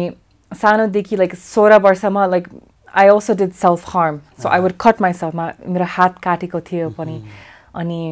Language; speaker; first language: Nepali; early bilingual, heritage; English